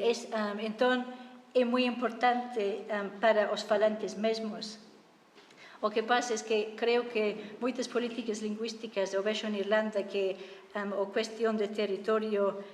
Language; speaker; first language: Galician; non-native, fluent; English